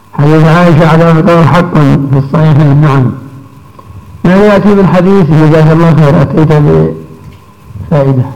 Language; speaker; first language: Arabic; native; Arabic